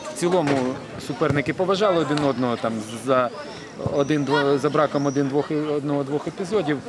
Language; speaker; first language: Ukrainian; non-native, local second language; Russian